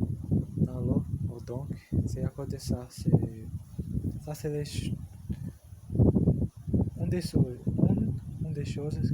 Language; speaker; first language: French; non-native, learner; Portuguese